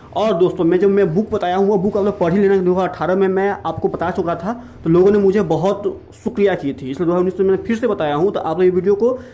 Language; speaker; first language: Hindi; native; Hindi